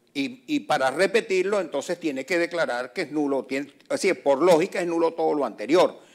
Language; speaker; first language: Spanish; native; Spanish